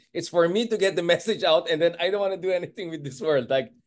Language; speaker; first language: English; non-native, local second language; Iloko